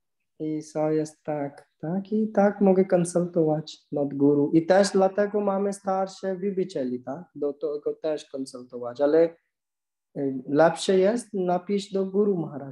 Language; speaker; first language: Polish; non-native, learner; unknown